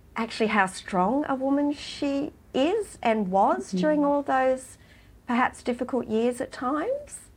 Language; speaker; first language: English; native; English